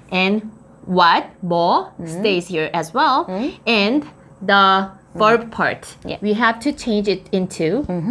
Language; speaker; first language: English; non-native, fluent; Korean